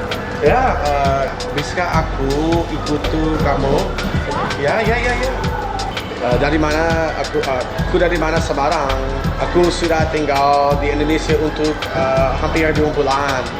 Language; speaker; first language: Indonesian; non-native, learner; English